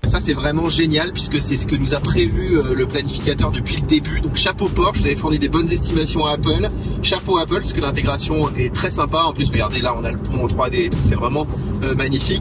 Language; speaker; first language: French; native; French